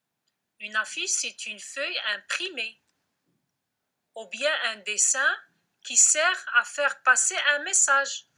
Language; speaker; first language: French; non-native, local second language; Arabic